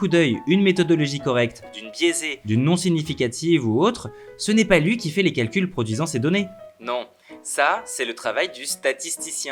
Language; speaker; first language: French; native; French